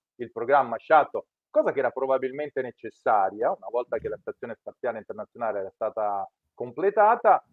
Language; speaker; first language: Italian; native; Italian